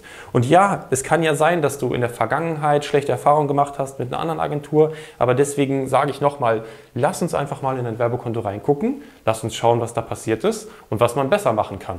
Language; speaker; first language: German; native; German